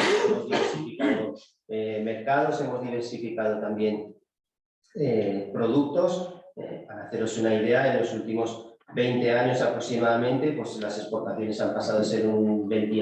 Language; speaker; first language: Spanish; native; Spanish